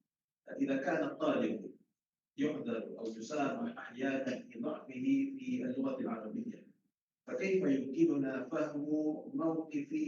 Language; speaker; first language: Arabic; non-native, fluent; Malay